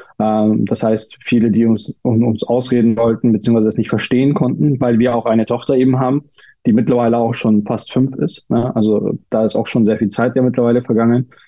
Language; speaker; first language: German; early bilingual, other home language; Turkish